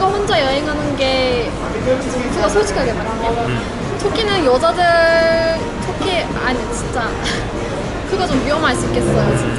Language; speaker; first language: Korean; non-native, fluent; Turkish